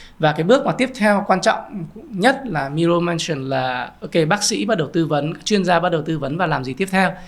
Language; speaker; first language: Vietnamese; native; Vietnamese